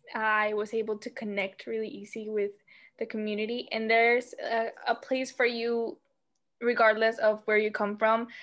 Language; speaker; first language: English; non-native, fluent; Spanish